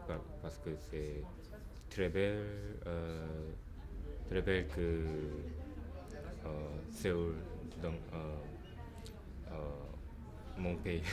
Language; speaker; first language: French; non-native, learner; Korean